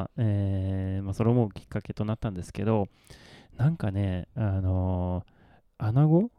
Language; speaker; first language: Japanese; non-native, fluent; Swedish